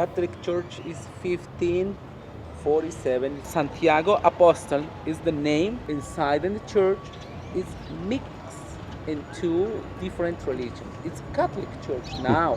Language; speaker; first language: English; non-native, learner; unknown